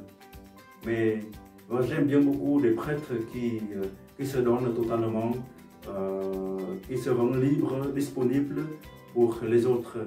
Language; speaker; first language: French; non-native, fluent; Vietnamese